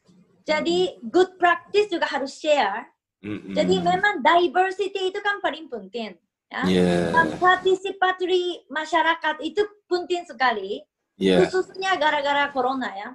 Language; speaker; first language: Indonesian; non-native, fluent; Japanese